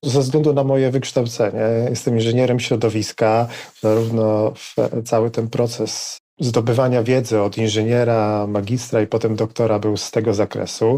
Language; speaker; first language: Polish; native; Polish